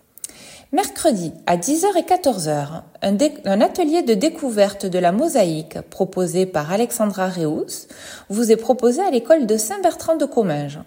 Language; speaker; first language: French; native; French